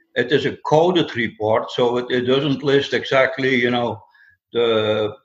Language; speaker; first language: English; non-native, fluent; Dutch